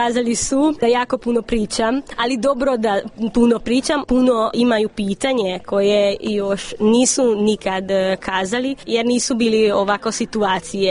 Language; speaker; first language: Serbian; non-native, local second language; Hungarian